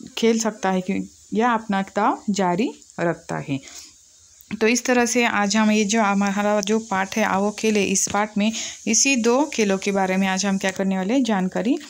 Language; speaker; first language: Hindi; non-native, local second language; Marathi